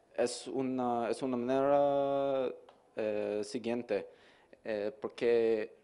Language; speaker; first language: Spanish; non-native, learner; English